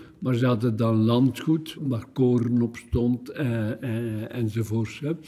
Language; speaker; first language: Dutch; native; Dutch